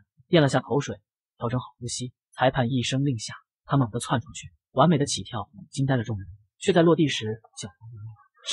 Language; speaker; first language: Chinese; native; Chinese